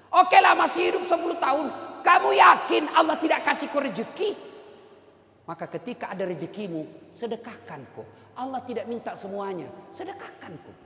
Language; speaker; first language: Indonesian; non-native, local second language; Buginese